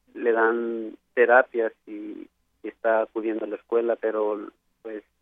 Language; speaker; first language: Spanish; native; Spanish